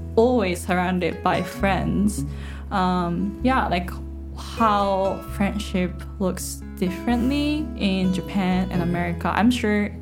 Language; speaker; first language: English; non-native, fluent; Japanese